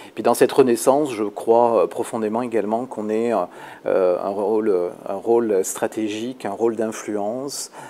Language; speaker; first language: French; native; French